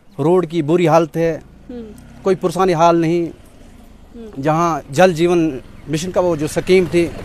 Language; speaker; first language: Hindi; non-native, local second language; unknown